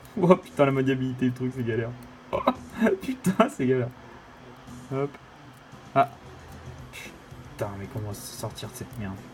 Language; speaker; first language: French; native; French